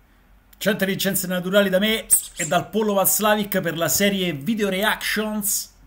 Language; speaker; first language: Italian; native; Italian